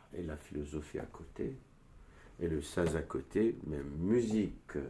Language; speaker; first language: French; non-native, learner; Turkish